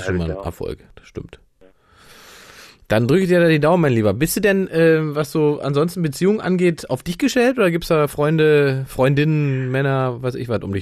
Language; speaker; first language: German; native; German